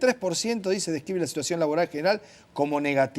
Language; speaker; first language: Spanish; native; Spanish